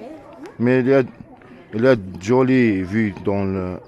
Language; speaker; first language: French; non-native, learner; Arabic